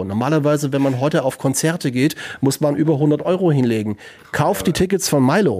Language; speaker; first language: German; native; German